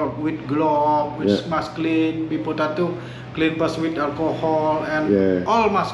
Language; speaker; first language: English; non-native, learner; Indonesian